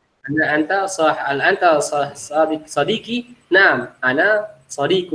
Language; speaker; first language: Arabic; non-native, fluent; Indonesian